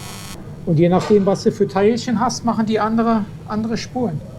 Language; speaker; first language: German; native; German